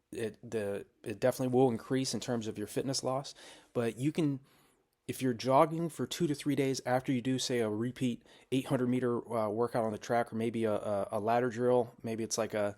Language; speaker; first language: English; native; English